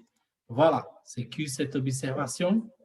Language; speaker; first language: French; non-native, learner; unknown